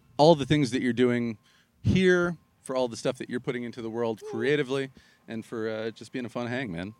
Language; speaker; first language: English; native; English